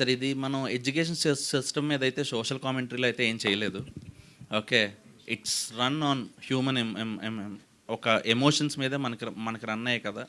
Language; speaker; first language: Telugu; native; Telugu